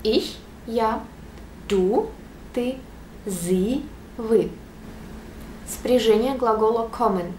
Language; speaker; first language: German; non-native, fluent; Russian